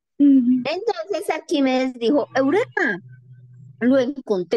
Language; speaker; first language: Spanish; native; Spanish